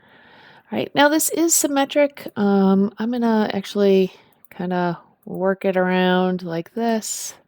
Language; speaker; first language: English; native; English